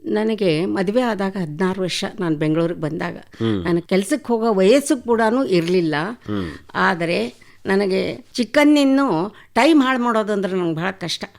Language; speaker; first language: Kannada; native; Kannada